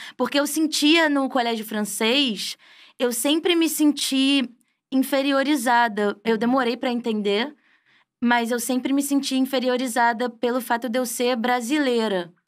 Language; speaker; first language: Portuguese; native; Portuguese